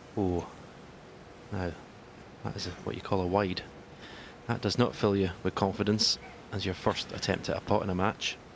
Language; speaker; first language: English; native; English